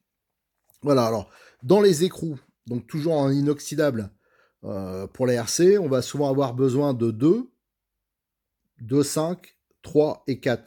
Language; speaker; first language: French; native; French